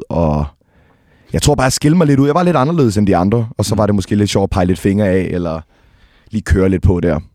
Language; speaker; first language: Danish; native; Danish